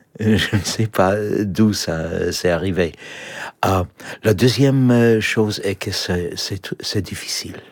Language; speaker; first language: French; non-native, fluent; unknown